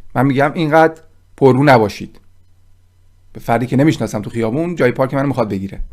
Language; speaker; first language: Persian; native; Persian